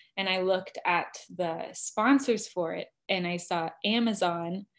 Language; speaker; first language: English; native; English